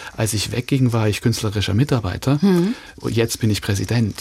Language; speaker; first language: German; native; German